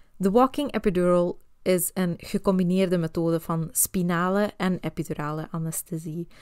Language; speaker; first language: Dutch; non-native, fluent; Swedish